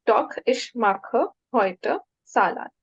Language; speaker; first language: German; non-native, learner; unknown